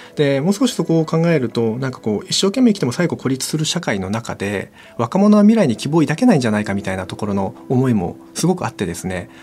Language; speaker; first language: Japanese; native; Japanese